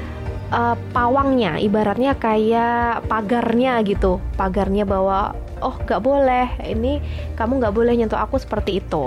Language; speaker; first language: Indonesian; native; Indonesian